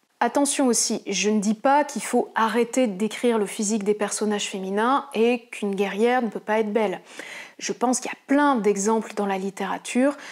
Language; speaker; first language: French; native; French